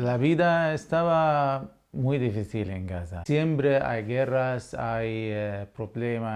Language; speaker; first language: Spanish; non-native, learner; Arabic